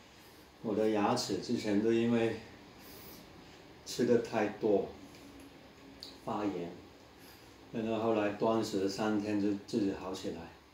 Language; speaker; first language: Chinese; non-native, local second language; Cantonese